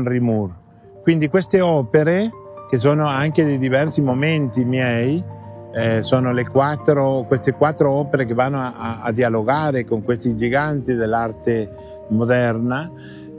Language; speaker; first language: Italian; non-native, fluent; Spanish